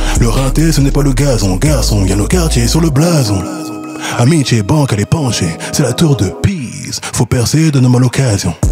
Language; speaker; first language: French; native; French